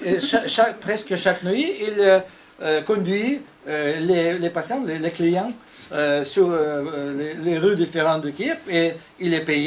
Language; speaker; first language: French; non-native, fluent; Russian